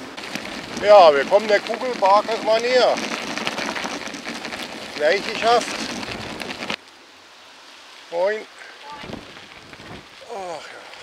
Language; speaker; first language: German; native; German